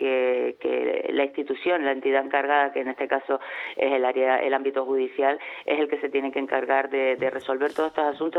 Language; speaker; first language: Spanish; native; Spanish